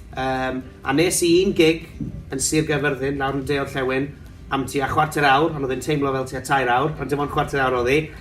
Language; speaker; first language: Welsh; non-native, local second language; English